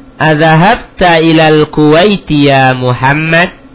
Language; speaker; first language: Arabic; non-native, fluent; Indonesian